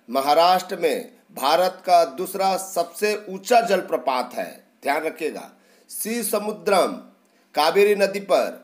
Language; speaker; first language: Hindi; native; Hindi